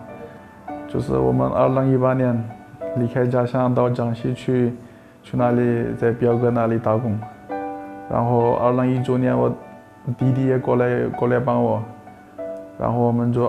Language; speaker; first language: Chinese; non-native, local second language; Uyghur